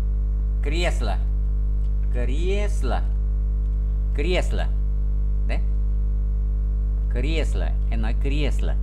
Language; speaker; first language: Russian; non-native, fluent; Vietnamese